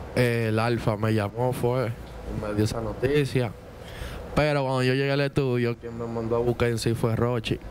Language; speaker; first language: Spanish; native; Spanish